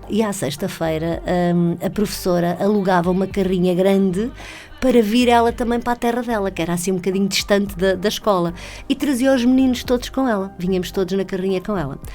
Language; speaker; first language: Portuguese; native; Portuguese